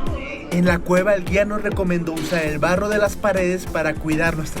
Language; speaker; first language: Spanish; native; Spanish